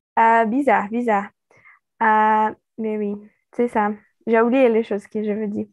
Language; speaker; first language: French; non-native, learner; Portuguese